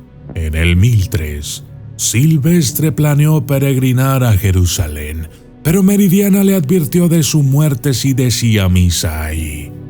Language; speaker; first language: Spanish; native; Spanish